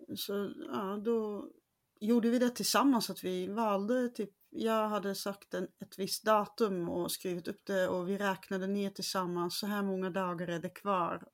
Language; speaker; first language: Swedish; non-native, fluent; Dutch